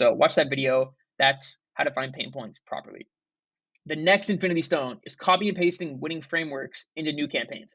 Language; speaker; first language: English; native; English